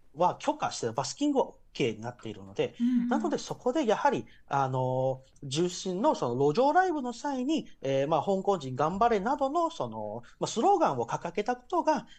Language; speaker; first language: Japanese; early bilingual, heritage; Japanese